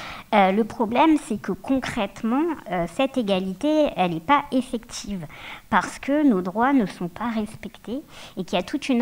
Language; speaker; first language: French; native; French